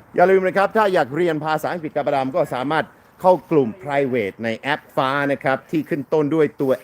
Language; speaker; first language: Thai; non-native, fluent; English